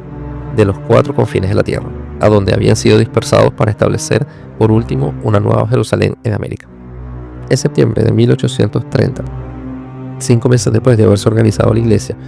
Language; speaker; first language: Spanish; native; Spanish